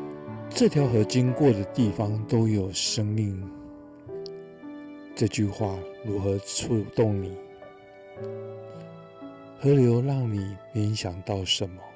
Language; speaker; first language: Chinese; native; Chinese